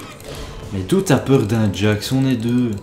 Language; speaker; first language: French; native; French